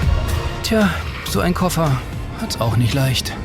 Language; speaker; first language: German; native; German